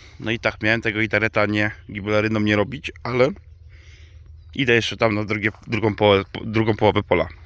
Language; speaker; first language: Polish; native; Polish